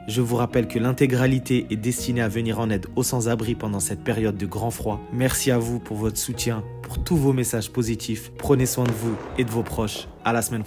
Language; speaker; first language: French; native; French